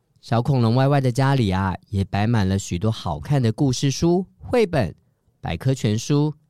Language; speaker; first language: Chinese; native; Chinese